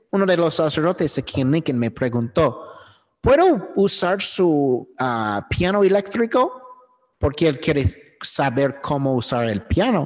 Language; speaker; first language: Spanish; non-native, fluent; English